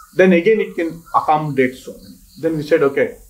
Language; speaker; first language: English; non-native, local second language; Kannada